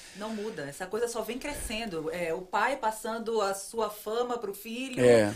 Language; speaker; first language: Portuguese; native; Portuguese